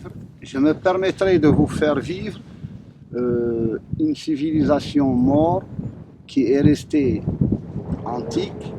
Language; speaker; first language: French; non-native, local second language; Arabic